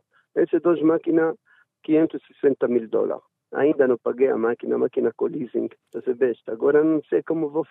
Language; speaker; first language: Portuguese; non-native, learner; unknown